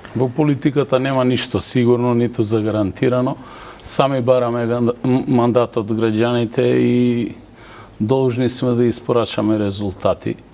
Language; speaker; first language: Macedonian; native; Macedonian